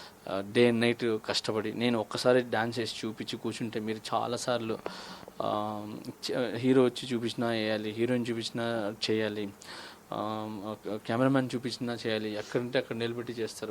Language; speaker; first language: Telugu; native; Telugu